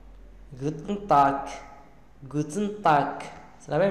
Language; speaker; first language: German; non-native, learner; Arabic